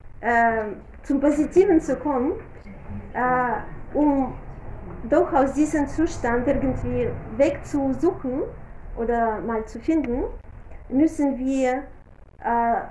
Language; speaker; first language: German; non-native, fluent; Russian